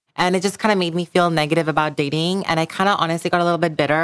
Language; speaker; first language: English; early bilingual, other home language; Bangla